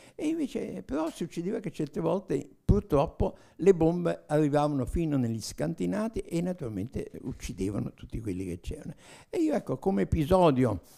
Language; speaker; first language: Italian; native; Italian